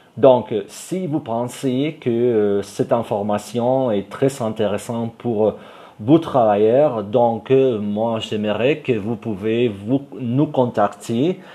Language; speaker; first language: French; non-native, fluent; Spanish